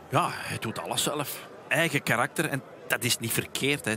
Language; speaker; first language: Dutch; native; Dutch